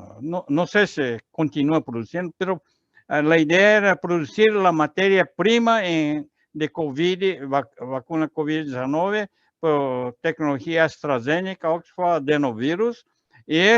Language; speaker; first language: Spanish; non-native, learner; Portuguese